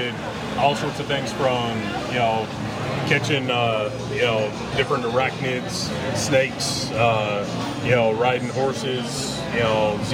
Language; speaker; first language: English; native; English